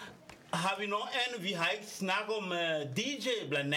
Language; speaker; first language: Danish; non-native, learner; French